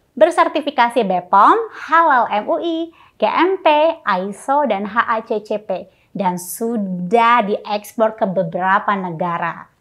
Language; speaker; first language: Indonesian; native; Indonesian